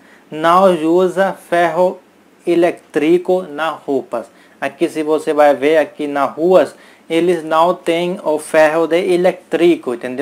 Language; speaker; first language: Portuguese; non-native, learner; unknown